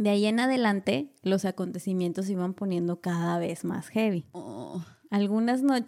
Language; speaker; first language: Spanish; native; Spanish